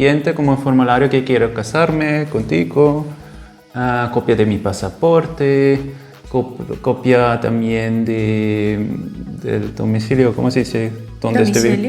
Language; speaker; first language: Spanish; non-native, fluent; German